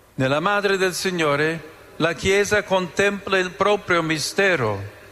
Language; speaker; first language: Italian; non-native, fluent; English